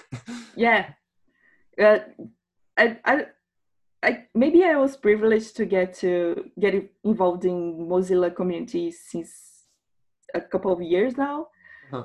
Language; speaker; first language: English; non-native, fluent; Portuguese